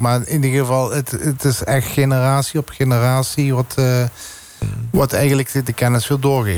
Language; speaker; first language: Dutch; native; Dutch